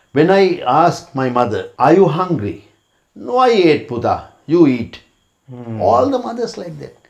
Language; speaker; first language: English; non-native, local second language; Sinhala